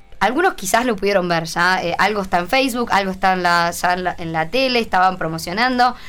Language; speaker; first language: Spanish; native; Spanish